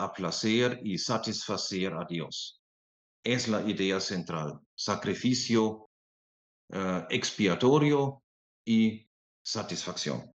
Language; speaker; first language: Spanish; non-native, fluent; German